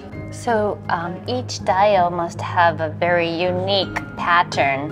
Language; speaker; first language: English; non-native, fluent; Japanese